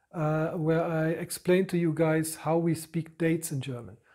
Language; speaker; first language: English; non-native, fluent; German